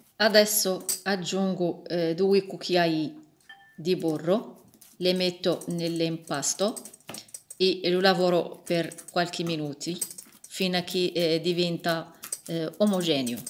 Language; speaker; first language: Italian; non-native, learner; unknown